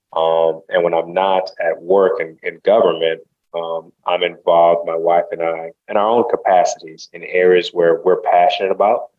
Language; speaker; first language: English; early bilingual, other home language; Haitian Creole